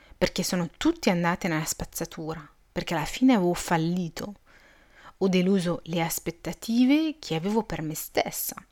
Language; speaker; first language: Italian; early bilingual, other home language; Arabic